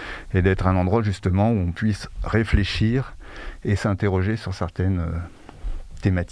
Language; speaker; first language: French; native; French